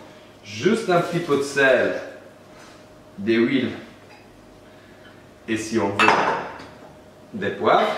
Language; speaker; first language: French; non-native, fluent; Italian